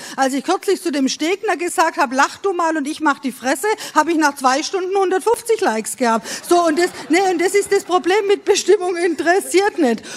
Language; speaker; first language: German; native; German